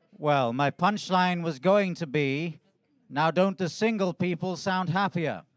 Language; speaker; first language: English; native; English